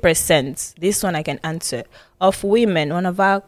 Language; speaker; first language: English; non-native, local second language; Swahili